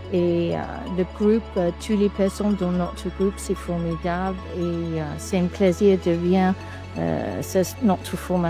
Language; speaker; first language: French; non-native, learner; English